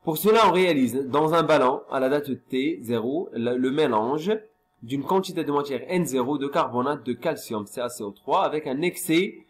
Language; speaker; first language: French; non-native, local second language; Arabic